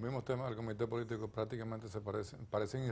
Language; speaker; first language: Spanish; native; Spanish